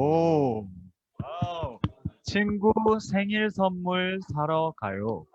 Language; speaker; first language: Korean; non-native, fluent; Mongolian